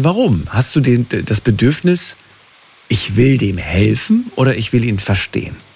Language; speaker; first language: German; native; German